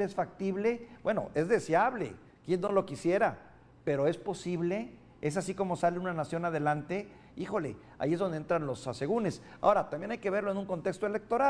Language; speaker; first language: Spanish; native; Spanish